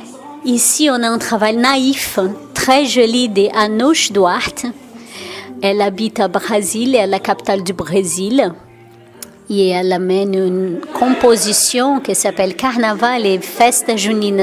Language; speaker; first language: French; non-native, fluent; Portuguese